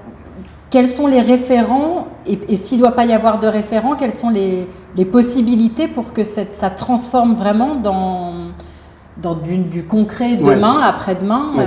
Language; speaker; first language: French; native; French